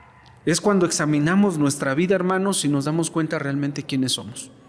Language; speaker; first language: Spanish; native; Spanish